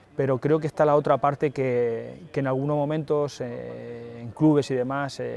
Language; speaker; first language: Spanish; native; Spanish